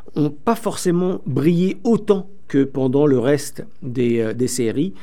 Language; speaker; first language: French; native; French